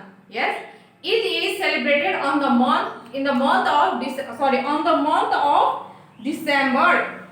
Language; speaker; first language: English; non-native, local second language; Nepali